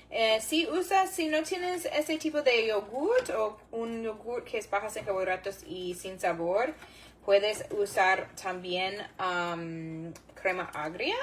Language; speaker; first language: Spanish; non-native, learner; English